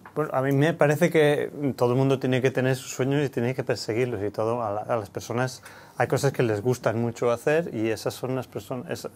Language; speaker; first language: Spanish; native; Spanish